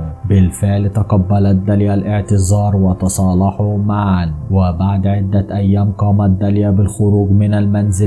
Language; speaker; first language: Arabic; native; Arabic